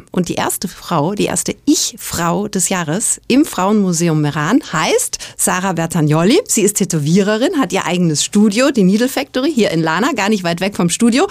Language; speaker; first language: German; native; German